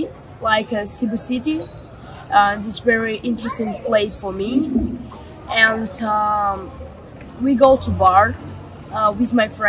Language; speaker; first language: English; non-native, learner; Russian